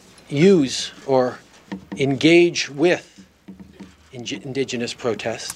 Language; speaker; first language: English; early bilingual, other home language; French